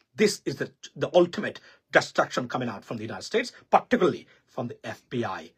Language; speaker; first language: English; non-native, local second language; Bangla